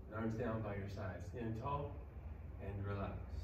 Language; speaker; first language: English; native; English